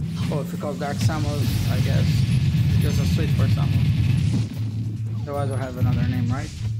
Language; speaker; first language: English; non-native, fluent; Portuguese